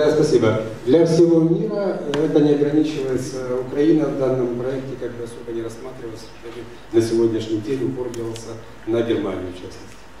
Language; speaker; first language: Russian; native; Russian